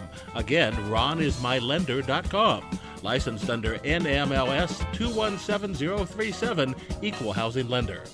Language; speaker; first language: English; native; English